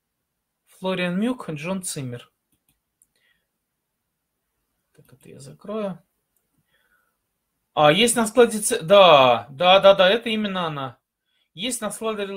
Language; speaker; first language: Russian; native; Russian